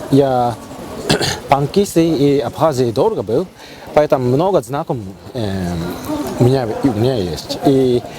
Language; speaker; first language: Russian; non-native, learner; Japanese